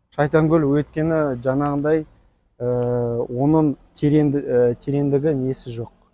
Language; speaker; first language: Kazakh; non-native, local second language; Russian